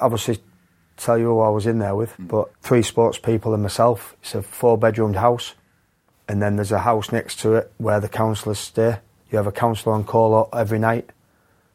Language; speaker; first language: English; native; English